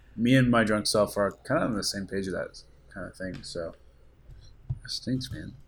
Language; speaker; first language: English; native; English